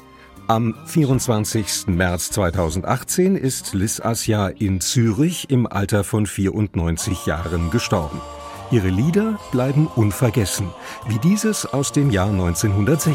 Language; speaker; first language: German; native; German